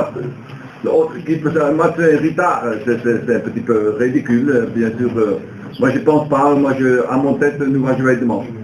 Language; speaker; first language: French; non-native, learner; Dutch